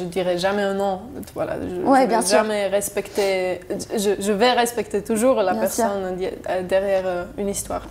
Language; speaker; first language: French; non-native, local second language; German